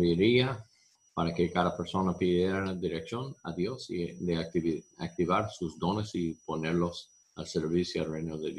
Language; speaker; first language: Spanish; non-native, learner; English